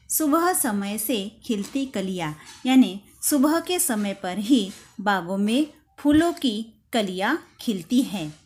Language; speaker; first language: Hindi; non-native, local second language; Marathi